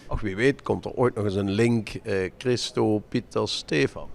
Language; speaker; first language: Dutch; native; Dutch